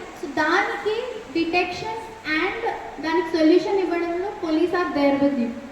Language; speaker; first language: English; non-native, local second language; Telugu